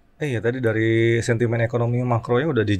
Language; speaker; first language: Indonesian; native; Indonesian